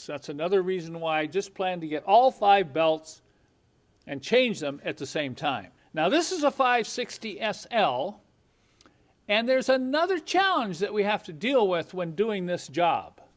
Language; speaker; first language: English; native; English